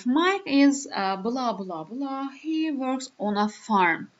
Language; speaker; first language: English; non-native, fluent; Turkish